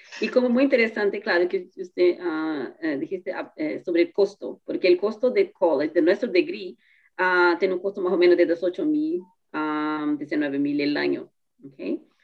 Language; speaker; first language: Spanish; non-native, learner; Portuguese